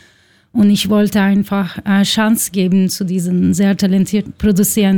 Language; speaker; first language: German; non-native, learner; Turkish